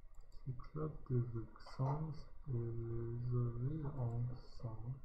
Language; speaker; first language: French; non-native, learner; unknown